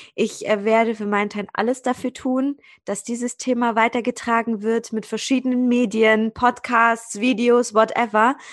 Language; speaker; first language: German; native; German